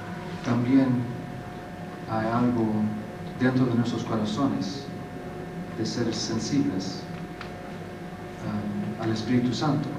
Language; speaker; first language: Spanish; non-native, fluent; English